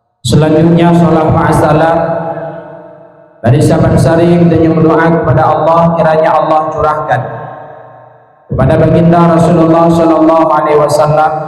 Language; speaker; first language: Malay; non-native, local second language; Achinese